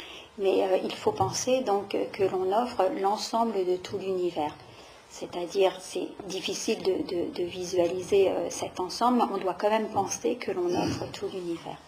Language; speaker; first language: French; native; French